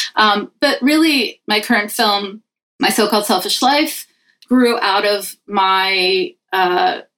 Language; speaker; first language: English; native; English